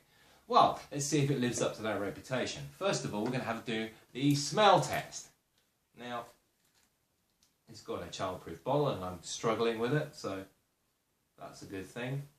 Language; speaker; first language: English; native; English